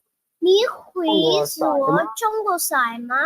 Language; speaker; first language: Chinese; non-native, learner; Hindi